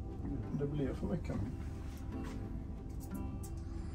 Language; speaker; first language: Swedish; non-native, fluent; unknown